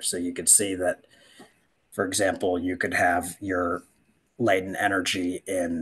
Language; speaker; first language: English; native; English